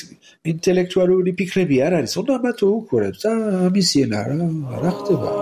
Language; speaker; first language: Georgian; non-native, learner; French